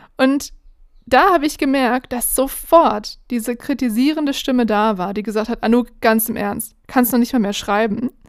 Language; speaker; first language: German; native; German